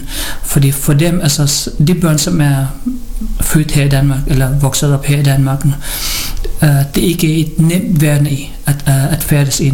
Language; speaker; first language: Danish; non-native, fluent; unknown